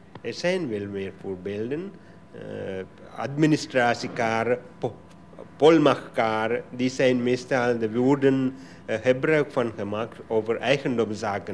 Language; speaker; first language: Dutch; non-native, learner; Sinhala